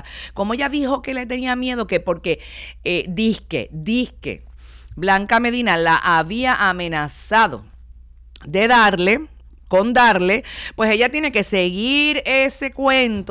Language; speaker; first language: Spanish; native; Spanish